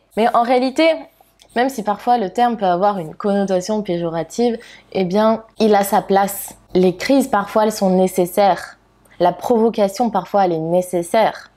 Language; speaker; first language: French; native; French